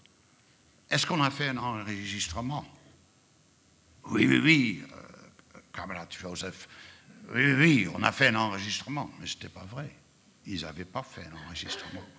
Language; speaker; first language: French; non-native, fluent; Dutch